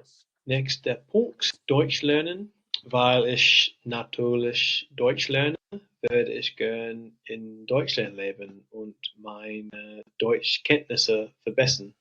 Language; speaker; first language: German; non-native, learner; English